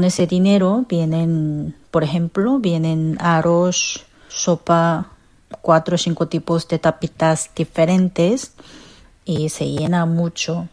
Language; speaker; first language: Spanish; non-native, fluent; Korean